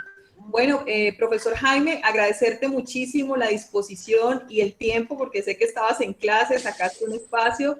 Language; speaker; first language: Spanish; native; Spanish